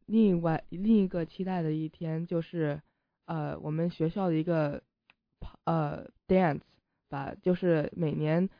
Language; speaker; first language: Chinese; early bilingual, heritage; Chinese